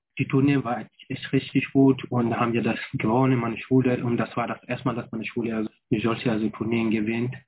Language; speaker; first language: German; non-native, fluent; Fula